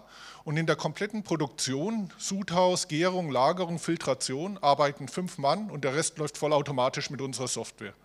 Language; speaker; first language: German; native; German